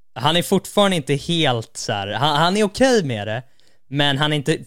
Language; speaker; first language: Swedish; native; Swedish